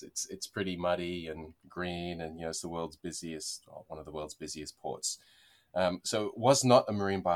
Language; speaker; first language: English; native; English